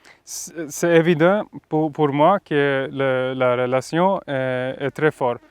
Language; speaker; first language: French; non-native, fluent; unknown